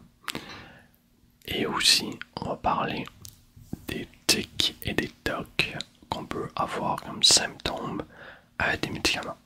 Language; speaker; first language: French; native; French